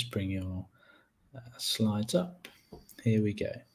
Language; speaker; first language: English; native; English